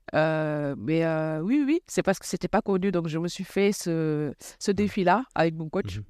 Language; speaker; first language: French; non-native, local second language; Wolof